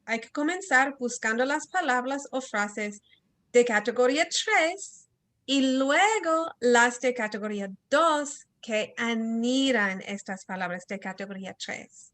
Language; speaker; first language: Spanish; early bilingual, heritage; Spanish